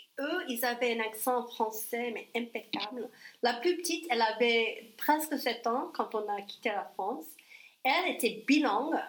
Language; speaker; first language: French; non-native, fluent; English